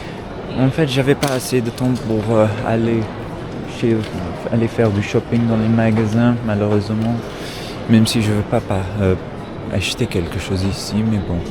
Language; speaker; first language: French; non-native, fluent; English